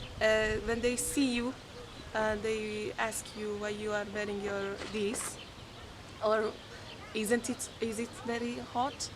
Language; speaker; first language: English; non-native, fluent; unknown